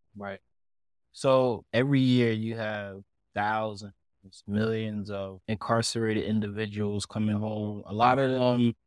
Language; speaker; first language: English; native; English